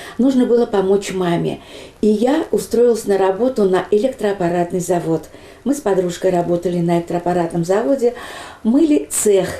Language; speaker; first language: Russian; non-native, local second language; Chuvash